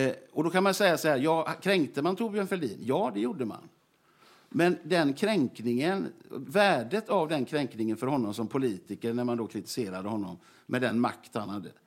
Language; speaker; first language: Swedish; native; Swedish